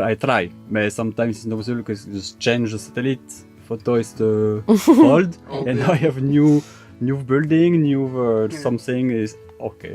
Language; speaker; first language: English; non-native, learner; French